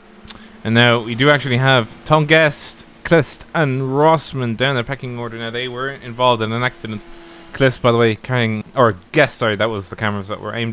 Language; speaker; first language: English; native; English